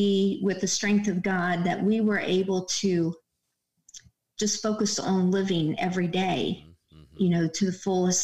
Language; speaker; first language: English; native; English